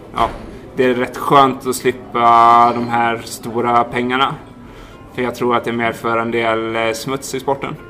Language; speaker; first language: Swedish; native; Swedish